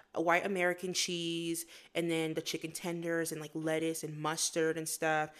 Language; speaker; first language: English; native; English